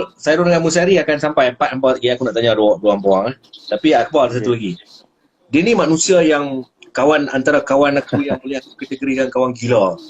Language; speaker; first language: Malay; native; Malay